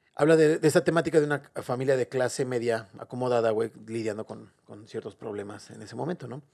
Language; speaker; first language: Spanish; native; Spanish